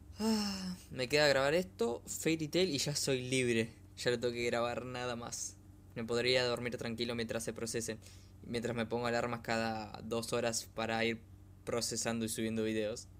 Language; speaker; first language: Spanish; native; Spanish